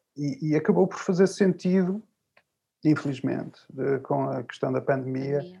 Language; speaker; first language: Portuguese; early bilingual, other home language; English